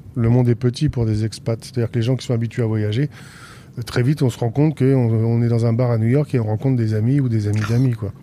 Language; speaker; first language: French; native; French